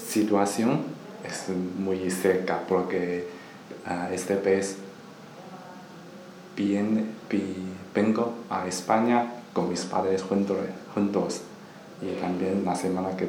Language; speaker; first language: Spanish; non-native, learner; Chinese